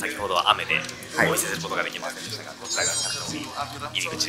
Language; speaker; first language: Japanese; native; Japanese